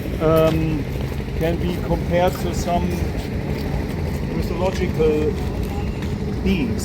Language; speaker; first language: English; non-native, learner; German